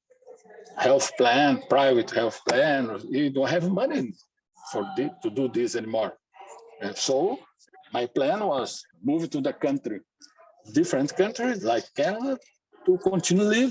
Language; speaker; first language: English; non-native, learner; Portuguese